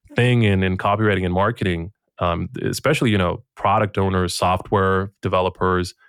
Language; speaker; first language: English; non-native, fluent; Bosnian